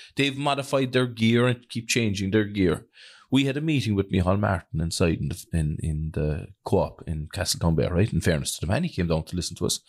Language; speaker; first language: English; native; English